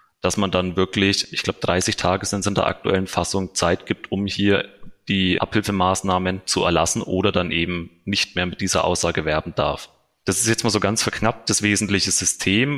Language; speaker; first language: German; native; German